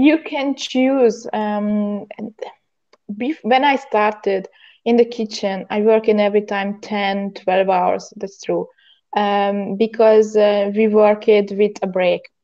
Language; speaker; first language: English; non-native, learner; Hungarian